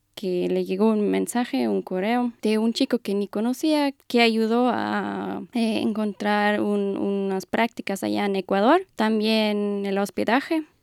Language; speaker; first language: Spanish; non-native, fluent; German